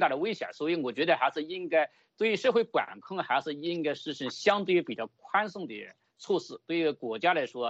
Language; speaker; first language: Chinese; native; Chinese